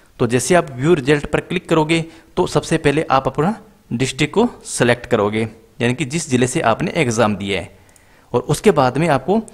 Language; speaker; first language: Hindi; native; Hindi